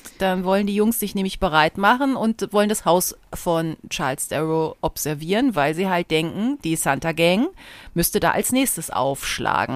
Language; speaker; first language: German; native; German